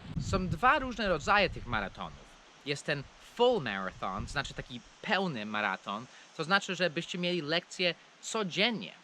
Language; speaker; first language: Polish; non-native, fluent; English